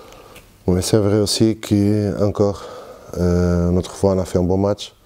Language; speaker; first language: French; non-native, fluent; Portuguese